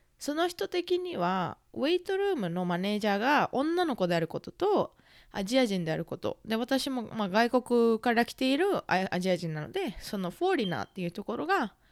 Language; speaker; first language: Japanese; native; Japanese